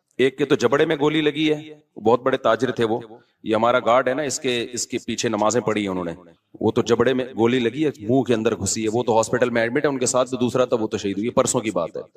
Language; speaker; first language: Urdu; native; Urdu